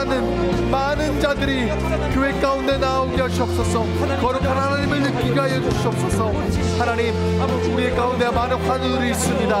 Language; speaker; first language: Korean; native; Korean